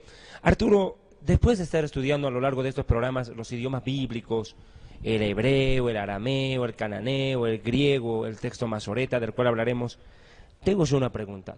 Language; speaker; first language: Spanish; native; Spanish